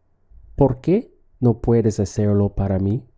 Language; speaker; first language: Spanish; non-native, fluent; English